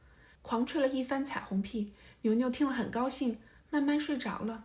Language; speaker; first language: Chinese; native; Chinese